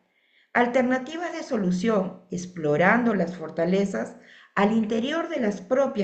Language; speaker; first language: Spanish; native; Spanish